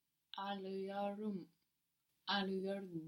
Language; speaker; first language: Turkish; non-native, learner; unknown